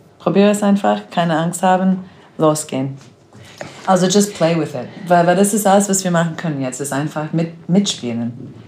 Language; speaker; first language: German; non-native, fluent; English